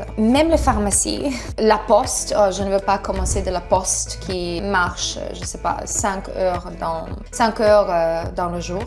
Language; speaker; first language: French; non-native, learner; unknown